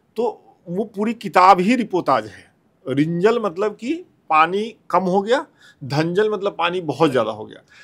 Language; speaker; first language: Hindi; non-native, local second language; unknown